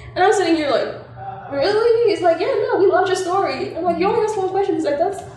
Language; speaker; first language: English; non-native, local second language; Bemba